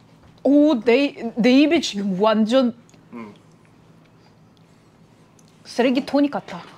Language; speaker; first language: Korean; non-native, learner; Russian